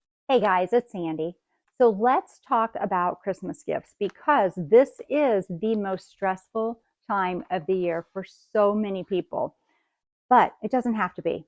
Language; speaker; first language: English; native; English